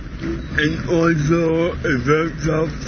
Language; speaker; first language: English; non-native, learner; German